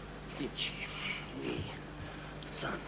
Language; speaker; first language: Russian; non-native, learner; English